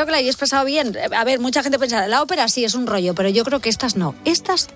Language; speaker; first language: Spanish; native; Spanish